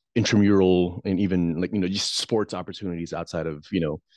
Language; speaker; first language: English; non-native, local second language; Filipino